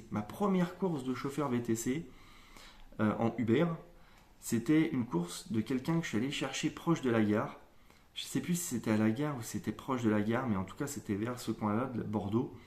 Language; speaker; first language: French; native; French